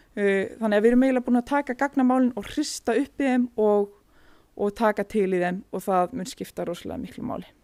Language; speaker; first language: Icelandic; native; Icelandic